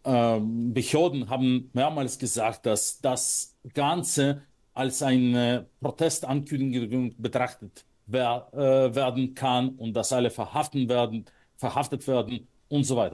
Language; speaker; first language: German; non-native, fluent; Russian